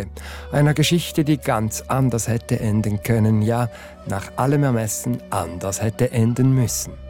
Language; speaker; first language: German; native; German